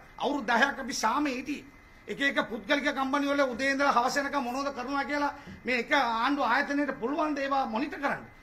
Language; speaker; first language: Sinhala; non-native, local second language; Tamil